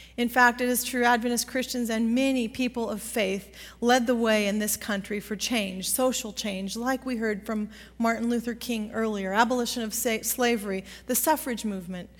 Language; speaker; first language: English; native; English